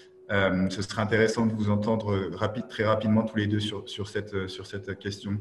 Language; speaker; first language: French; native; French